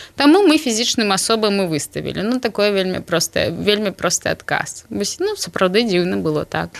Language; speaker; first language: Belarusian; non-native, local second language; Russian